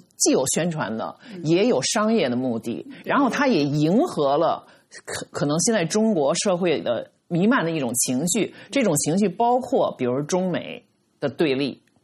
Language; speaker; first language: Chinese; native; Chinese